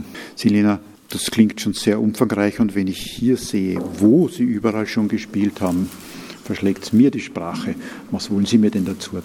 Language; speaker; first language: German; native; German